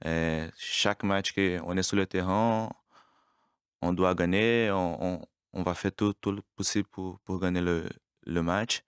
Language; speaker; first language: French; non-native, learner; Portuguese